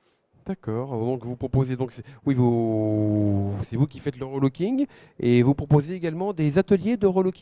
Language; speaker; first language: French; native; French